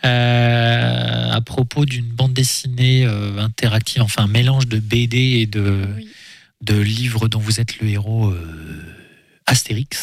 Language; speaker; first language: French; native; French